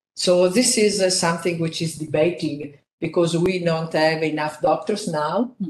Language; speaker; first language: English; non-native, fluent; Italian